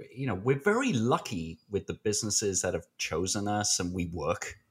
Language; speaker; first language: English; native; English